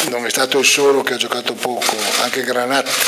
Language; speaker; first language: Italian; native; Italian